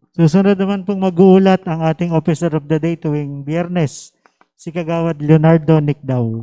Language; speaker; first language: Filipino; native; Filipino